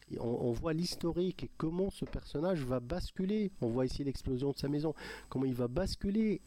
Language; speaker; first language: French; non-native, local second language; Arabic